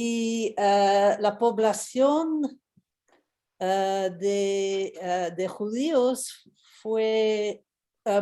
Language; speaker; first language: Spanish; non-native, fluent; English